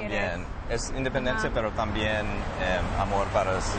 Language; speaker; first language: Spanish; non-native, fluent; English